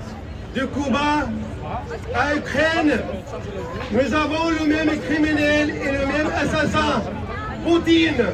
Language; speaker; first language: French; non-native, fluent; Arabic